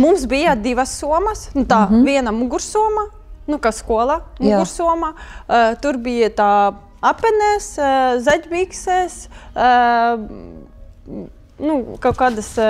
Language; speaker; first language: Latvian; non-native, learner; Ukrainian